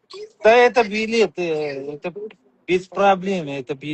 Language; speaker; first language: Russian; non-native, learner; Uzbek